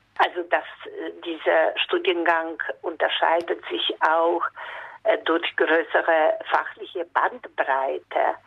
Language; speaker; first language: German; non-native, fluent; Polish